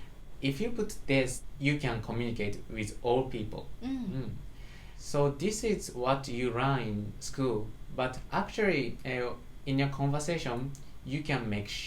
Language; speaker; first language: English; non-native, learner; Japanese